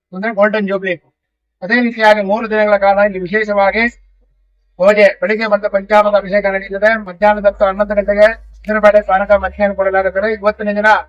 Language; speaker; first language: Kannada; non-native, local second language; Tamil